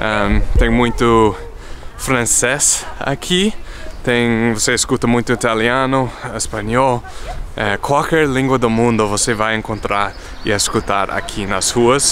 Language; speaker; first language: Portuguese; non-native, fluent; English